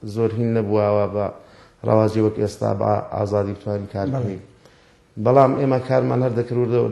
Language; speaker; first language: Central Kurdish; native; Central Kurdish